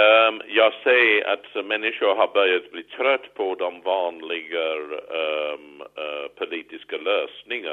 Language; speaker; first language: Swedish; non-native, fluent; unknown